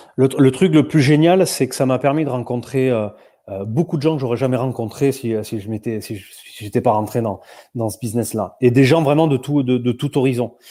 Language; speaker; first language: French; native; French